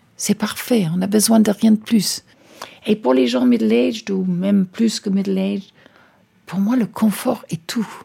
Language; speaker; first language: French; non-native, fluent; English